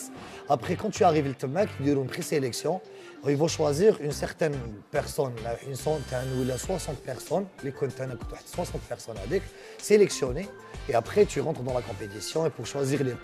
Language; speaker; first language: French; non-native, local second language; Arabic